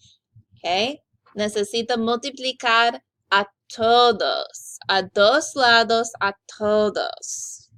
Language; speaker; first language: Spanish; non-native, learner; English